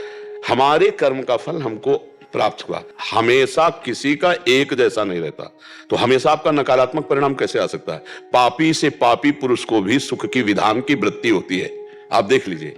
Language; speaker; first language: Hindi; native; Hindi